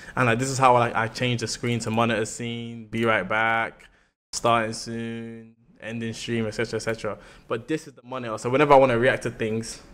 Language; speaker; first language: English; native; English